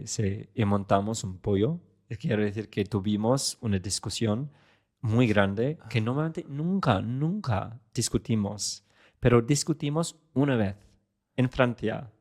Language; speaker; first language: Spanish; non-native, fluent; English